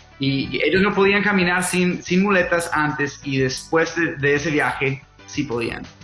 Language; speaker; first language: Spanish; non-native, fluent; English